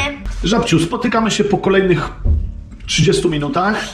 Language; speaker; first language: Polish; native; Polish